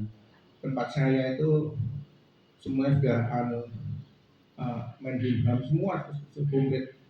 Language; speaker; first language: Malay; non-native, local second language; Javanese